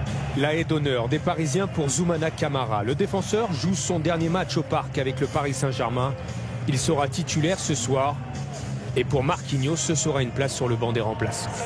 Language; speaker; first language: French; native; French